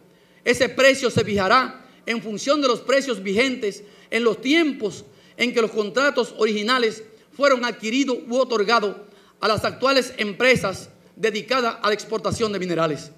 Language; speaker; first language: Spanish; native; Spanish